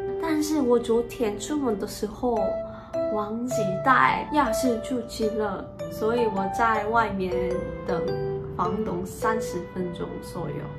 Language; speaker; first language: Chinese; non-native, learner; Korean